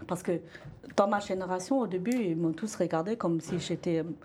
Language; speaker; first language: French; non-native, fluent; German